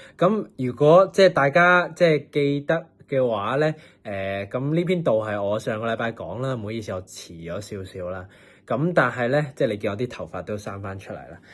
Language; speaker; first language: Cantonese; native; Cantonese